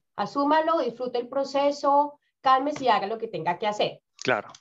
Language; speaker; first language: Spanish; native; Spanish